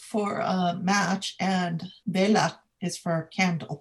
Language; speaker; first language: English; native; English